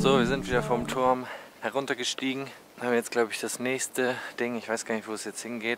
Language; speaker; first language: German; native; German